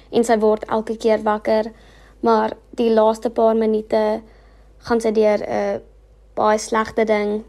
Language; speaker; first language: Afrikaans; non-native, local second language; English